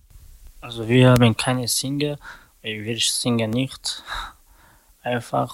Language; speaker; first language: German; non-native, learner; Slovak